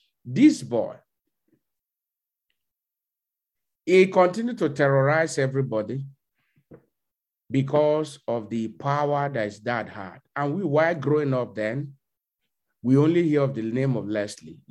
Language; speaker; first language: English; non-native, local second language; Yoruba